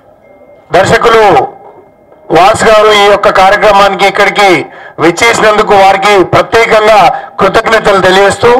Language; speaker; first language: Telugu; native; Telugu